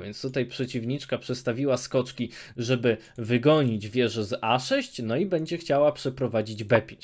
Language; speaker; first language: Polish; native; Polish